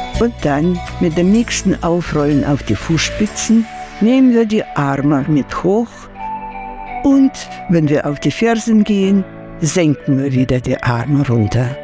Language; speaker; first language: German; non-native, fluent; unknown